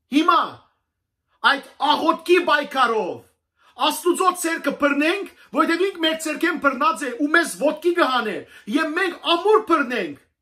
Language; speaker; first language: Armenian; native; Armenian